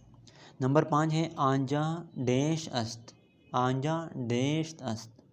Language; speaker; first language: Persian; non-native, fluent; Urdu